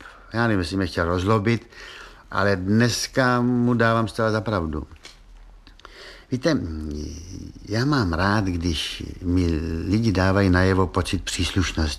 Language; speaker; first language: Czech; native; Czech